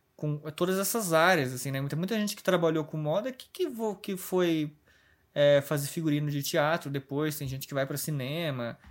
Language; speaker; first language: Portuguese; native; Portuguese